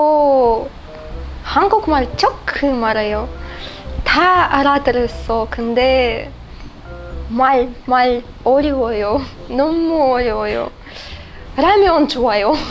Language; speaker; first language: Korean; non-native, learner; Russian